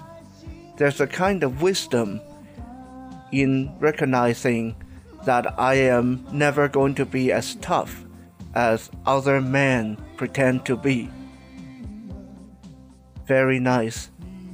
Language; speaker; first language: English; non-native, fluent; Chinese